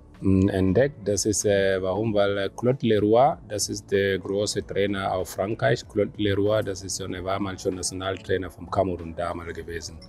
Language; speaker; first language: German; non-native, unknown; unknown